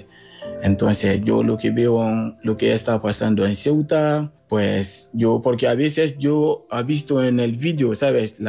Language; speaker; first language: Spanish; non-native, learner; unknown